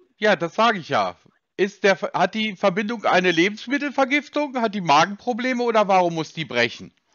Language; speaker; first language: German; native; German